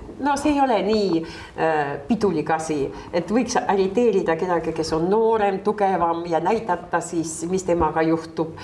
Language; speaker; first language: Estonian; non-native, local second language; Russian